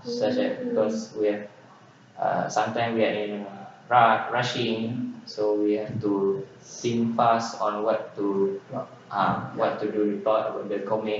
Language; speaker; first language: English; non-native, local second language; Malay